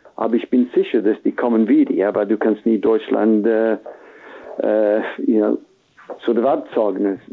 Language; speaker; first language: German; non-native, fluent; English